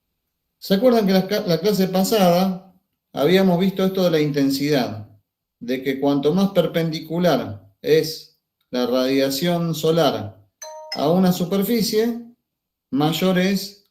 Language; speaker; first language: Spanish; native; Spanish